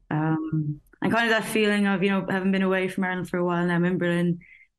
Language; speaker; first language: English; native; English